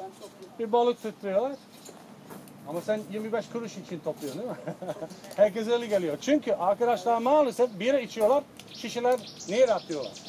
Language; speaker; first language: Turkish; non-native, fluent; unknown